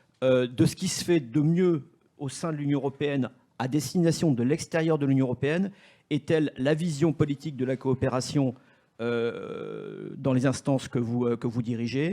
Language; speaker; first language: French; native; French